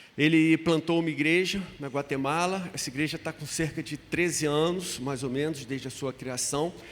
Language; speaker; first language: Portuguese; native; Portuguese